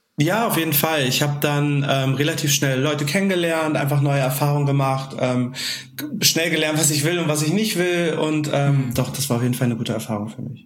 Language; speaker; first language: German; native; German